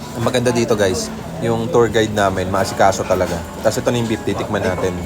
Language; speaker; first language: Filipino; native; Filipino